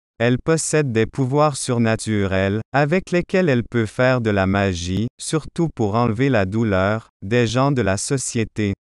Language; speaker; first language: French; non-native, fluent; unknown